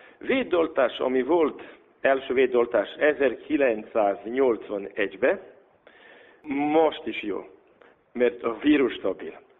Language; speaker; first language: Hungarian; non-native, local second language; Serbian